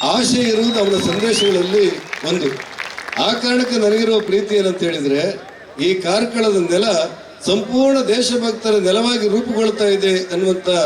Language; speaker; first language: Kannada; native; Kannada